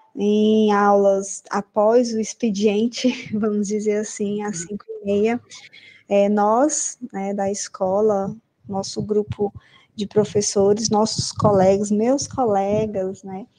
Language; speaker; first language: Portuguese; native; Portuguese